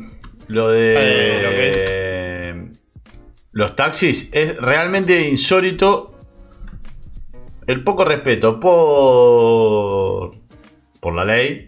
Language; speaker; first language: Spanish; native; Spanish